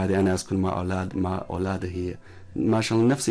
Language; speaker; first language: Arabic; non-native, learner; Chinese